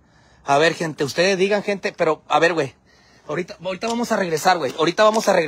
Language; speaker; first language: Spanish; native; Spanish